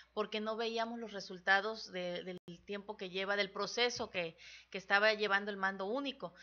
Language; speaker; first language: Spanish; native; Spanish